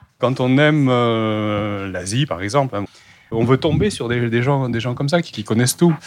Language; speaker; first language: French; native; French